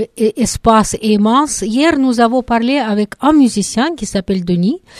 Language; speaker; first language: French; non-native, learner; Russian